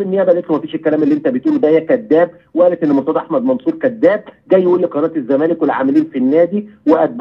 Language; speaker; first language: Arabic; native; Arabic